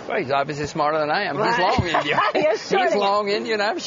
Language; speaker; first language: English; native; English